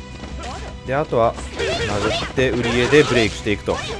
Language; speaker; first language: Japanese; native; Japanese